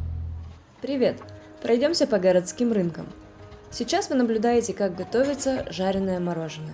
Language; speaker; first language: Russian; native; Russian